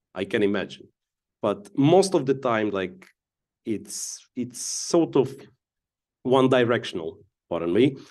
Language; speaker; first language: English; non-native, fluent; Russian